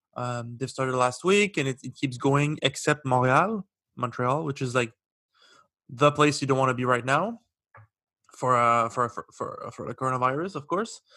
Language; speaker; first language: English; non-native, local second language; French